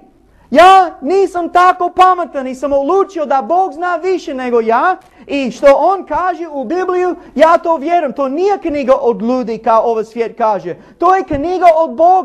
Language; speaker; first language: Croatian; non-native, learner; English